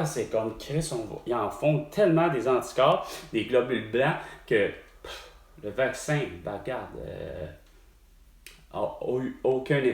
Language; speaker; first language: French; native; French